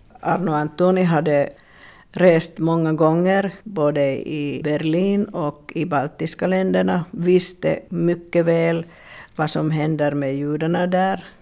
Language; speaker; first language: Swedish; non-native, local second language; Finnish